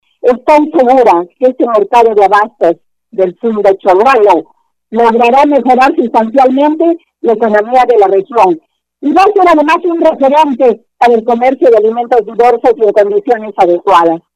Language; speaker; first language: Spanish; native; Spanish